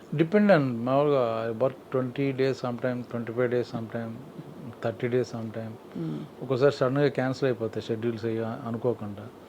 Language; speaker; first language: Telugu; native; Telugu